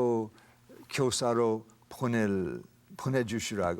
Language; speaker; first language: Korean; non-native, fluent; English